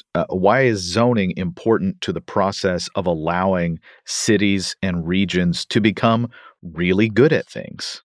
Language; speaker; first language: English; native; English